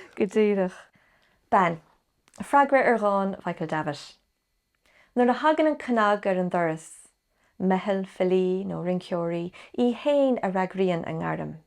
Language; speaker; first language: Irish; native; Irish